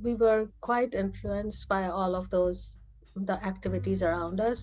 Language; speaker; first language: English; non-native, local second language; Hindi